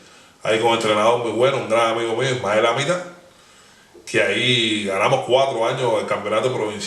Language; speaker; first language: Spanish; native; Spanish